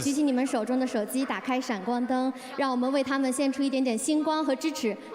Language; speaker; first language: Chinese; native; Chinese